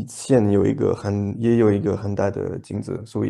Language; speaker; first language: Chinese; non-native, learner; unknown